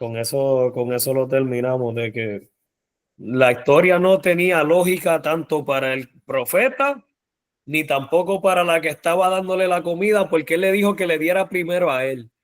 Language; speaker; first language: Spanish; native; Spanish